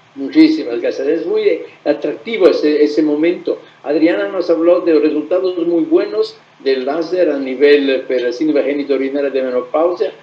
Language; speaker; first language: Spanish; non-native, fluent; Italian